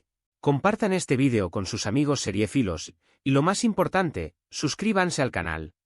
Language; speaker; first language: Spanish; native; Spanish